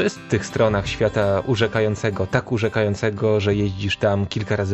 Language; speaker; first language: Polish; native; Polish